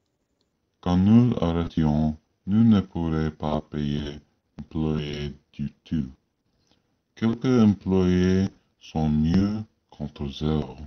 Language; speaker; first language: French; non-native, learner; English